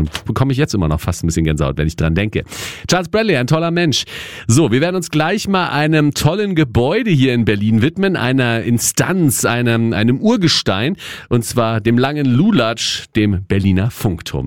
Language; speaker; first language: German; native; German